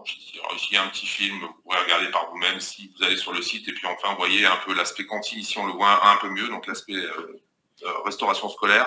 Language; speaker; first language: French; native; French